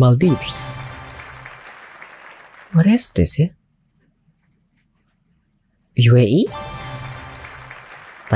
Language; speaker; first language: English; non-native, learner; Indonesian